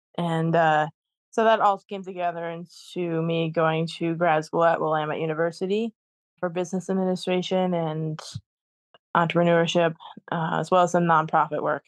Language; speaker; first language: English; native; English